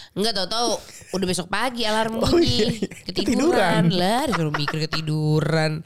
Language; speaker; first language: Indonesian; native; Indonesian